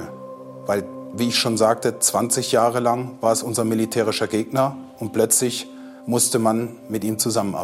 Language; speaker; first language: German; native; German